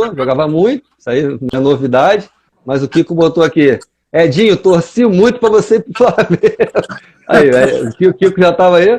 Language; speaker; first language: Portuguese; native; Portuguese